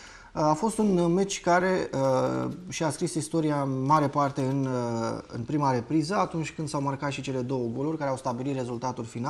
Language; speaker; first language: Romanian; native; Romanian